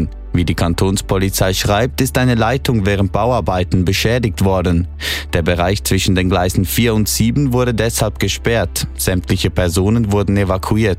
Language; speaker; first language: German; native; German